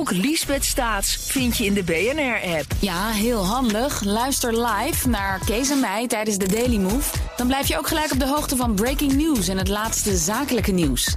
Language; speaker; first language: Dutch; native; Dutch